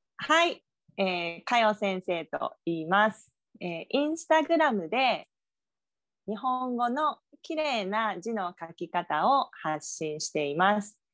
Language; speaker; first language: Japanese; native; Japanese